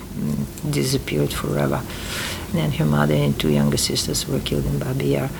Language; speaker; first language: English; non-native, fluent; Uzbek